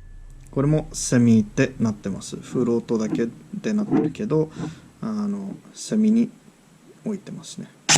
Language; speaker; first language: Japanese; early bilingual, heritage; English